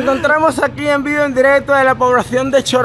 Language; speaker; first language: Spanish; native; Spanish